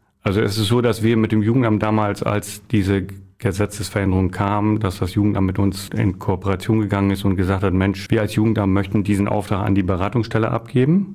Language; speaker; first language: German; native; German